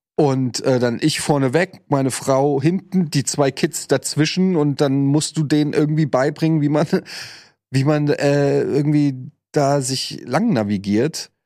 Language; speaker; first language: German; native; German